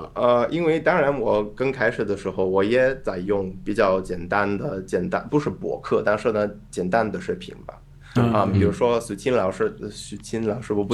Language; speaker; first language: Chinese; non-native, fluent; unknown